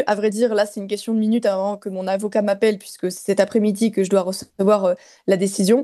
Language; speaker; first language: French; native; French